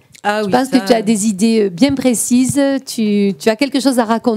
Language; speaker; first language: French; native; French